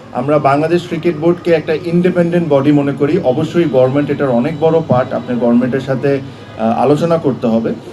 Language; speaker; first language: Bangla; native; Bangla